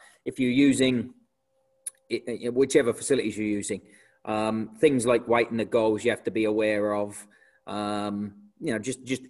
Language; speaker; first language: English; native; English